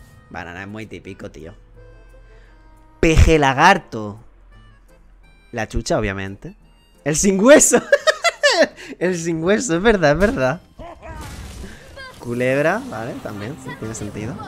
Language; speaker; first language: Spanish; native; Spanish